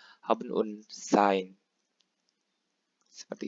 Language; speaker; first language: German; non-native, fluent; Indonesian